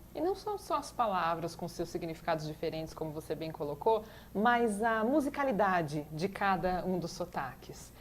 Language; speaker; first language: Portuguese; native; Portuguese